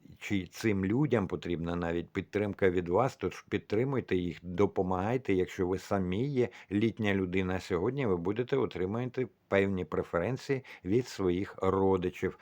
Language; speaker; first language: Ukrainian; non-native, local second language; Russian